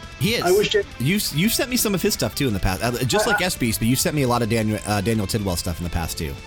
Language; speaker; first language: English; native; English